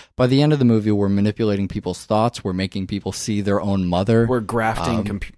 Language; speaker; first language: English; native; English